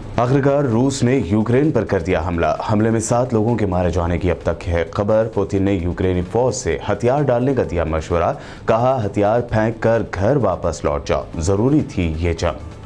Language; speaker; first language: Urdu; native; Urdu